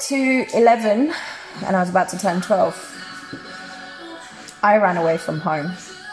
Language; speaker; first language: English; native; English